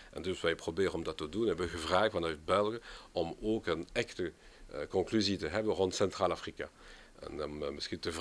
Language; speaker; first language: Dutch; non-native, local second language; French